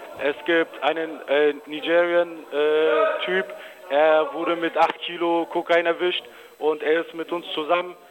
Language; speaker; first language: German; early bilingual, other home language; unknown